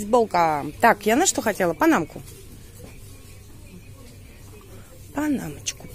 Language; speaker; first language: Russian; native; Russian